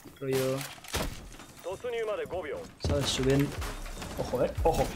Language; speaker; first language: Spanish; native; Spanish